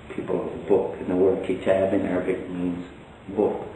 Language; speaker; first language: English; native; English